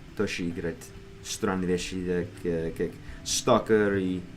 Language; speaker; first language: Russian; non-native, learner; English